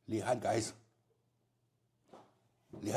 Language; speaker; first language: Indonesian; non-native, learner; French